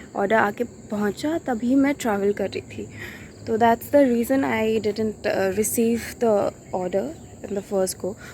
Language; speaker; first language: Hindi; non-native, local second language; Odia